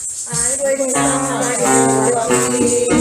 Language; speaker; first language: Spanish; native; Spanish